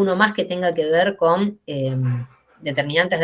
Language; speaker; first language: Spanish; native; Spanish